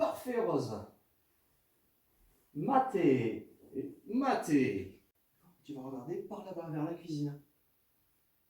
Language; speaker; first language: French; native; French